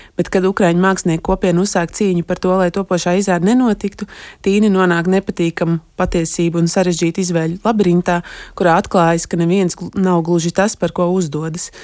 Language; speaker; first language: Latvian; native; Latvian